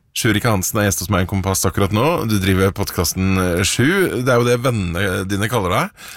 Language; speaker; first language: Norwegian; native; Norwegian